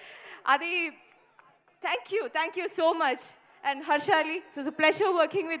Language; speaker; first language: Telugu; non-native, fluent; Malayalam